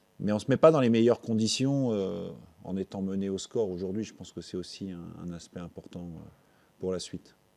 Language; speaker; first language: French; native; French